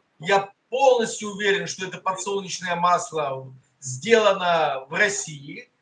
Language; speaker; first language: Russian; native; Russian